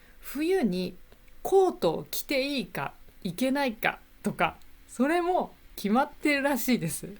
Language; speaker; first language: Japanese; native; Japanese